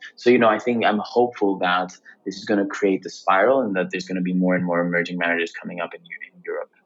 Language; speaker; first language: English; non-native, fluent; Greek